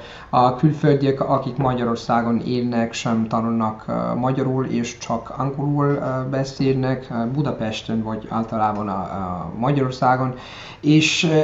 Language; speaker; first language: Hungarian; non-native, learner; Italian